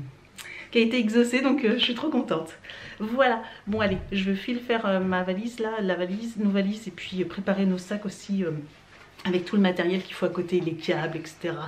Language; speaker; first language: French; native; French